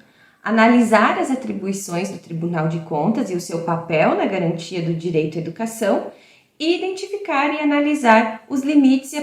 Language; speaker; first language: Portuguese; native; Portuguese